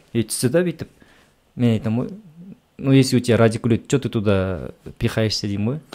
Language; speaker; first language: Russian; non-native, local second language; Kazakh